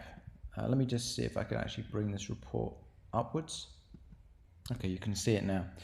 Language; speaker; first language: English; native; English